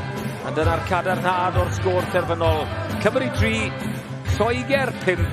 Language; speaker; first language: Welsh; native; Welsh